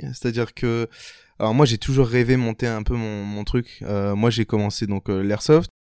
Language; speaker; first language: French; native; French